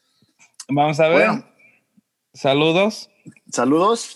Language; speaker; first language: Spanish; early bilingual, heritage; Spanish